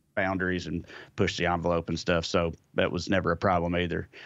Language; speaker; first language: English; native; English